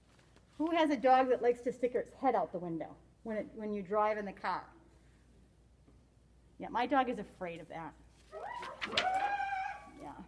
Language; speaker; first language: English; native; English